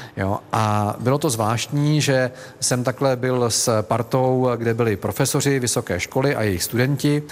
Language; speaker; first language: Czech; native; Czech